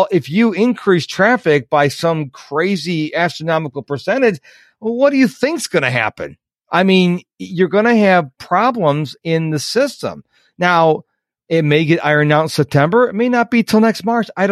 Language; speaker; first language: English; native; English